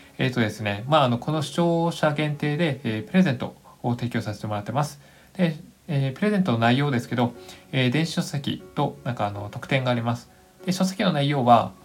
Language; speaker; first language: Japanese; native; Japanese